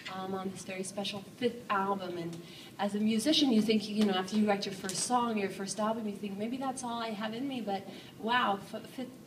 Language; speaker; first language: English; native; English